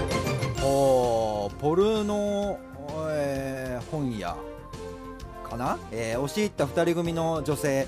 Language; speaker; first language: Japanese; native; Japanese